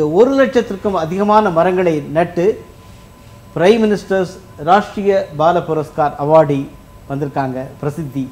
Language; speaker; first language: Tamil; native; Tamil